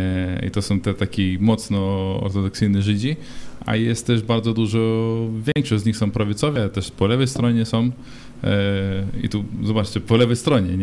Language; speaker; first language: Polish; non-native, fluent; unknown